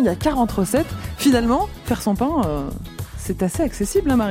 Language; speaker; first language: French; native; French